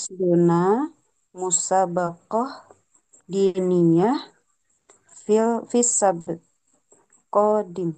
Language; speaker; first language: Arabic; non-native, learner; Indonesian